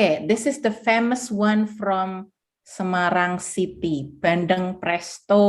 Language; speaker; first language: English; non-native, fluent; Indonesian